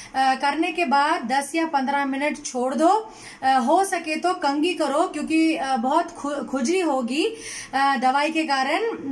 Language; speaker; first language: Hindi; non-native, local second language; Tamil